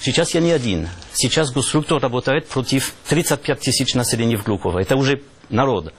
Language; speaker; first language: Russian; non-native, learner; French